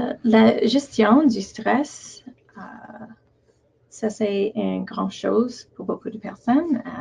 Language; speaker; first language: French; non-native, local second language; English